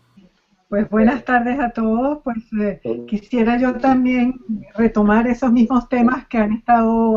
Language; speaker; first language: Spanish; non-native, fluent; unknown